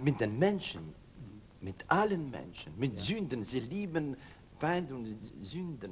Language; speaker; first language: German; non-native, learner; Russian